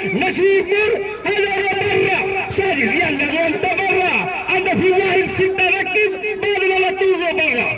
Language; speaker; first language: Arabic; non-native, learner; Hindi